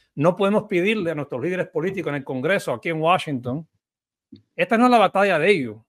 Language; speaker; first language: Spanish; early bilingual, heritage; Spanish